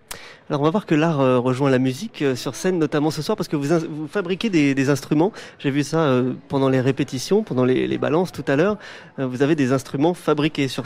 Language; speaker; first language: French; native; French